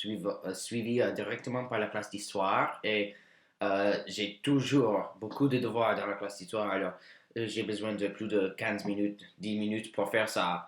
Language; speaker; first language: French; non-native, learner; English